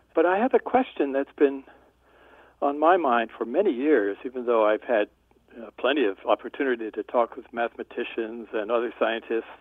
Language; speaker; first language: English; native; English